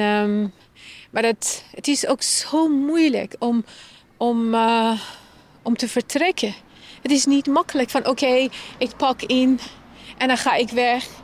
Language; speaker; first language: Dutch; non-native, fluent; Persian